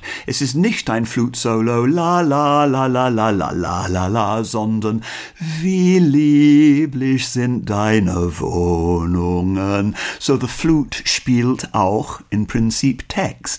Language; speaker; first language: German; non-native, learner; English